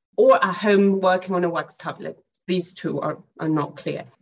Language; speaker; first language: English; non-native, fluent; Greek